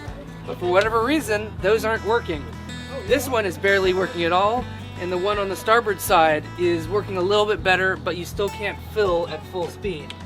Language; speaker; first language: English; native; English